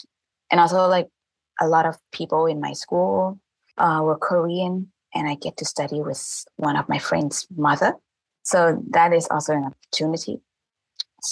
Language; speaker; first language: English; non-native, fluent; Thai